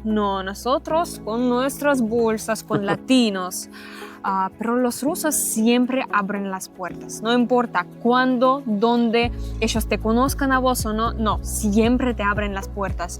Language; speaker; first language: Spanish; non-native, learner; Russian